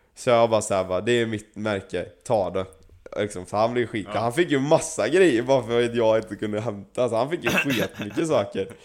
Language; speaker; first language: Swedish; native; Swedish